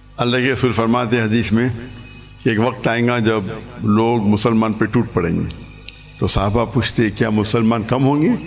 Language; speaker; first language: Urdu; non-native, local second language; English